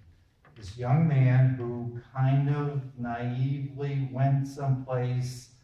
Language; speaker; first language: English; native; English